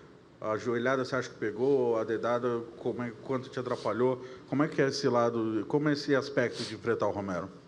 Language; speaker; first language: Portuguese; native; Portuguese